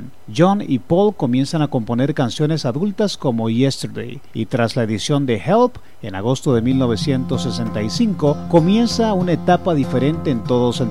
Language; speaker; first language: Spanish; native; Spanish